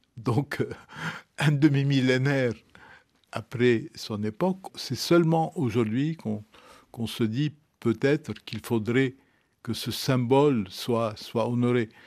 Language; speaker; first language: French; non-native, local second language; Arabic